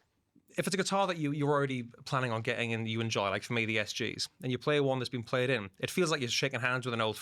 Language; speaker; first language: English; native; English